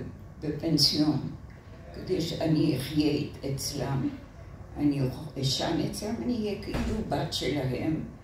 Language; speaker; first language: Hebrew; non-native, fluent; French